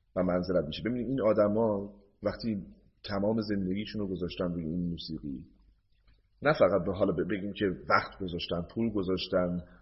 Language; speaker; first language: Persian; native; Persian